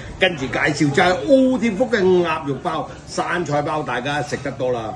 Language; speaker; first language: Cantonese; early bilingual, other home language; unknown